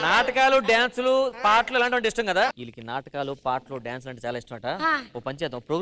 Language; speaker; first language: Telugu; native; Telugu